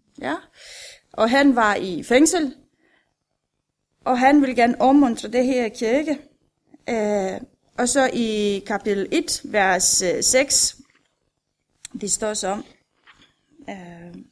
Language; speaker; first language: Danish; non-native, fluent; Romanian